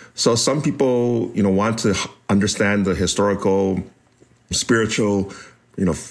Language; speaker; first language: English; native; English